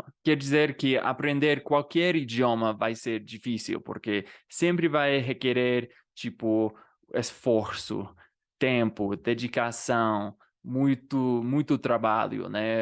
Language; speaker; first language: Portuguese; non-native, fluent; English